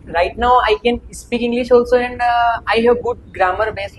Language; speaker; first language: English; non-native, learner; Hindi